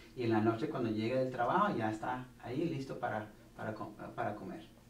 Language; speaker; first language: Spanish; non-native, fluent; English